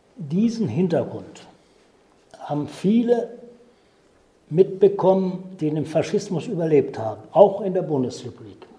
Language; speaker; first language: German; native; German